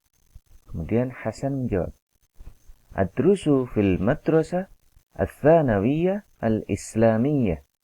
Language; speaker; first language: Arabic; non-native, fluent; Indonesian